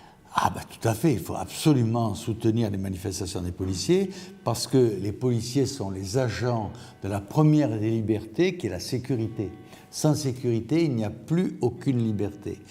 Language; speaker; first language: French; native; French